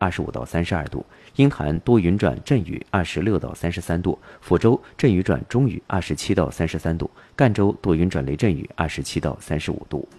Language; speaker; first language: Chinese; native; Chinese